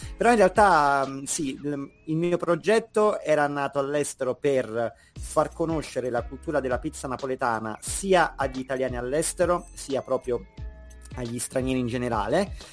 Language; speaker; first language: Italian; native; Italian